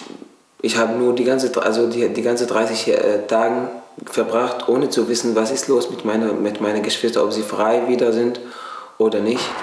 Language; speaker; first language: German; non-native, fluent; Arabic